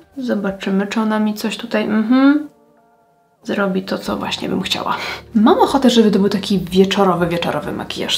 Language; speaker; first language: Polish; native; Polish